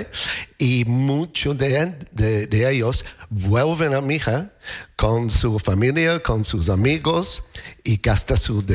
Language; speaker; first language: Spanish; non-native, learner; English